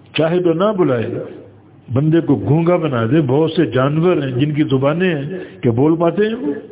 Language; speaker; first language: Urdu; native; Urdu